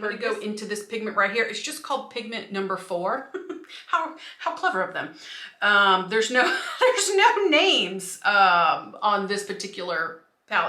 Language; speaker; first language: English; native; English